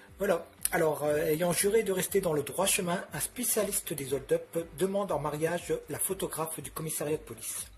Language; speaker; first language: French; native; French